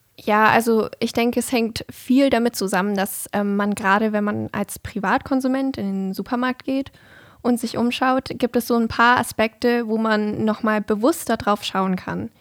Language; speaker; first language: German; native; German